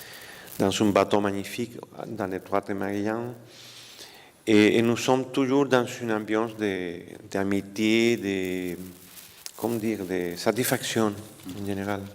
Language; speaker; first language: French; non-native, fluent; Spanish